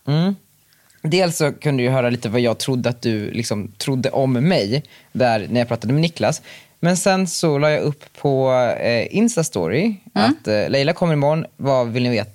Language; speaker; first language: Swedish; native; Swedish